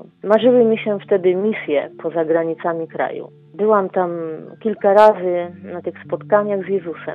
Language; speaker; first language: Polish; native; Polish